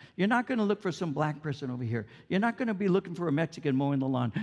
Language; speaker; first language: English; early bilingual, other home language; Spanish